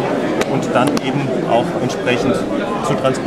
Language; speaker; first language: German; native; German